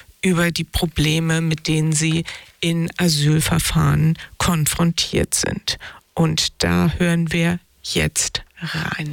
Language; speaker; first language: German; native; German